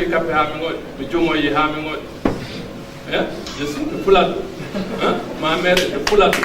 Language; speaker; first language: French; non-native, local second language; Fula